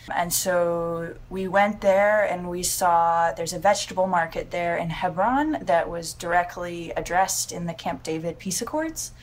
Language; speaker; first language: English; native; English